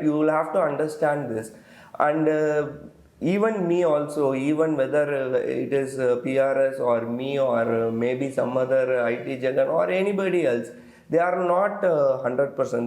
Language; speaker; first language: English; non-native, local second language; Tamil